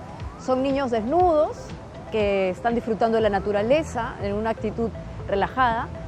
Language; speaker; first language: Spanish; native; Spanish